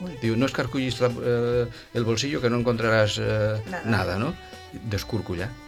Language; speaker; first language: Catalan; non-native, local second language; Spanish